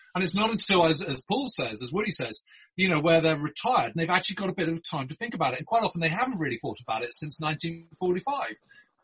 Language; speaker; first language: English; native; English